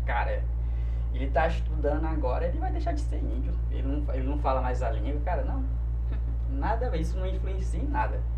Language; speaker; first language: Portuguese; non-native, local second language; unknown